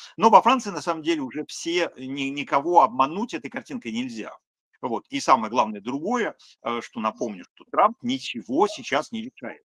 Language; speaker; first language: Russian; native; Russian